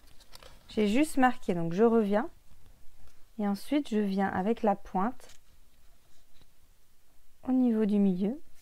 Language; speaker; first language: French; native; French